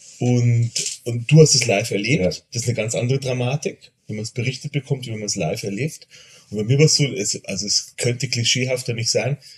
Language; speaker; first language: German; native; German